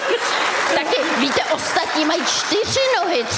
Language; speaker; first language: Czech; native; Czech